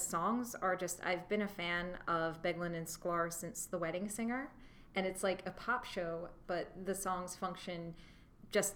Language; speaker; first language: English; native; English